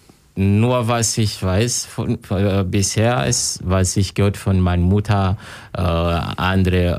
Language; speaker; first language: German; non-native, learner; Kinyarwanda